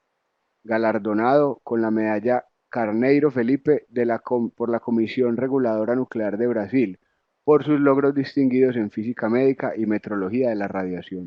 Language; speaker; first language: Spanish; native; Spanish